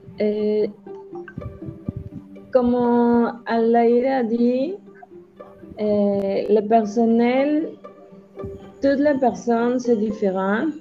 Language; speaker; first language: French; non-native, learner; Spanish